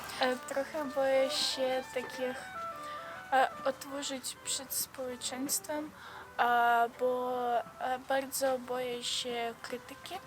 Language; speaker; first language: Polish; non-native, learner; Ukrainian